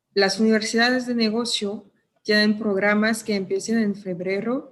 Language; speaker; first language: Spanish; non-native, fluent; French